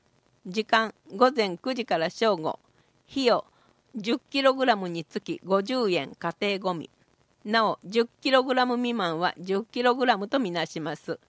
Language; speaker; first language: Japanese; native; Japanese